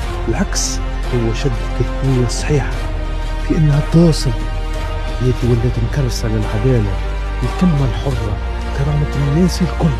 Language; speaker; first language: Arabic; native; Arabic